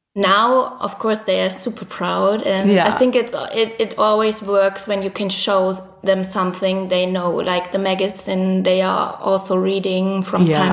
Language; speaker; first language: English; non-native, fluent; German